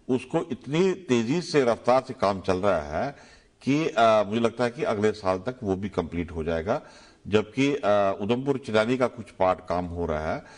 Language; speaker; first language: Urdu; non-native, local second language; Dogri